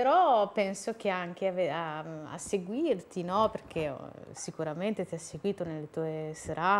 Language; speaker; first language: Italian; native; Italian